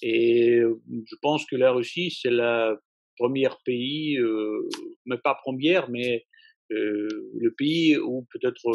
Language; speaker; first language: French; non-native, fluent; Russian